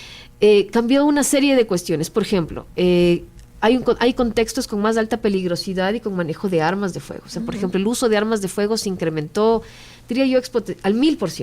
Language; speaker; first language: Spanish; native; Spanish